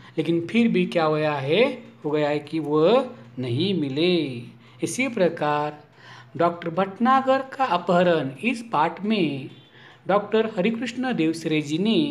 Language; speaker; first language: Hindi; non-native, local second language; Marathi